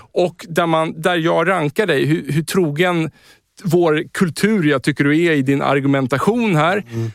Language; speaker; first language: Swedish; native; Swedish